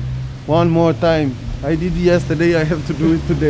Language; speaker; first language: English; non-native, fluent; Portuguese